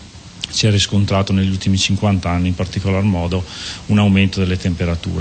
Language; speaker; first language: Italian; native; Italian